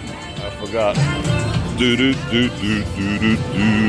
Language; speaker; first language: English; native; English